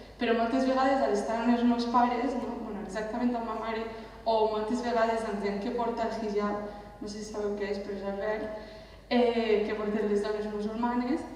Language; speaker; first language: Catalan; early bilingual, other home language; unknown